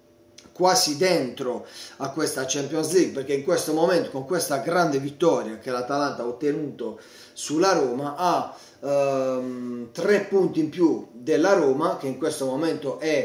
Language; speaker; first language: Italian; native; Italian